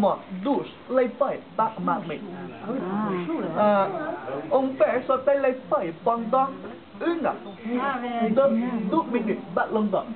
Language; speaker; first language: French; non-native, learner; Chinese